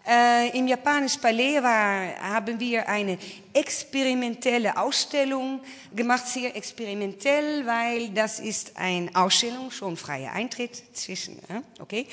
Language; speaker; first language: German; non-native, fluent; Dutch